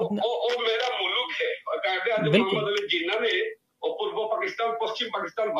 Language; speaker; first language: Hindi; non-native, learner; Bangla